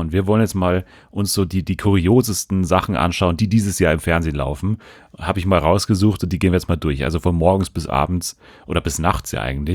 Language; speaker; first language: German; native; German